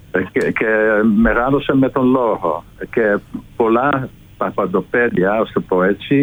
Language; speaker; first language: Greek; non-native, fluent; Dutch